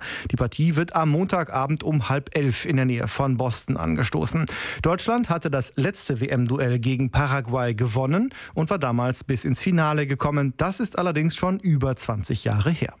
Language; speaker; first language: German; native; German